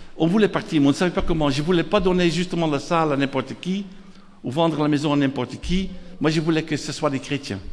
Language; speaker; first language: French; non-native, fluent; Dutch